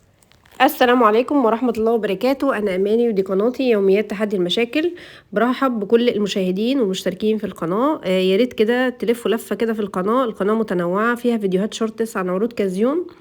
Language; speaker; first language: Arabic; native; Arabic